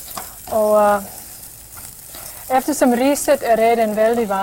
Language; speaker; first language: Swedish; non-native, fluent; English